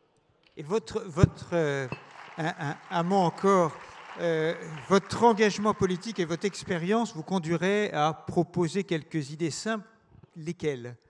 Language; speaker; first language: French; native; French